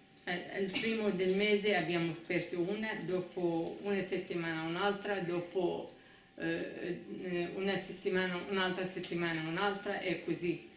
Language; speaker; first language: Italian; non-native, fluent; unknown